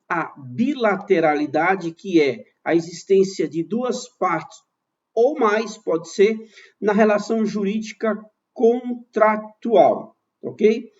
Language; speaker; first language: Portuguese; native; Portuguese